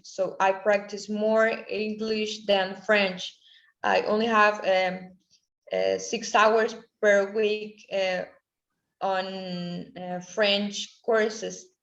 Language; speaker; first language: English; non-native, learner; Spanish